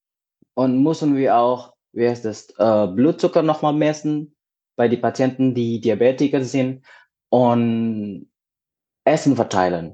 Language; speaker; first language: German; non-native, fluent; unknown